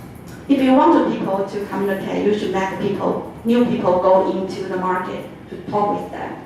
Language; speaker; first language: English; non-native, fluent; Chinese